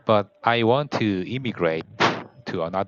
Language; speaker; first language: English; non-native, learner; Korean